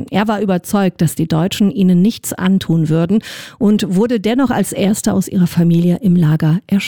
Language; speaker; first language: German; native; German